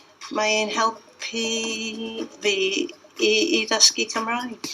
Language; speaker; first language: Welsh; non-native, learner; English